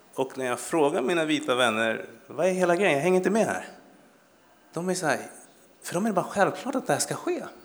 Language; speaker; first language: Swedish; early bilingual, other home language; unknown